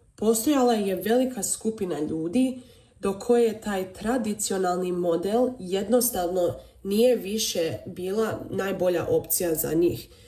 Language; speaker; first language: Serbian; early bilingual, heritage; Croatian